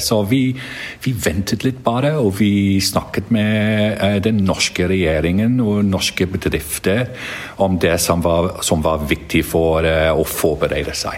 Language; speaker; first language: Norwegian; non-native, learner; English